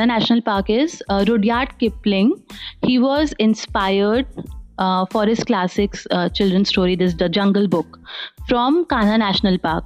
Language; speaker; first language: English; non-native, local second language; Hindi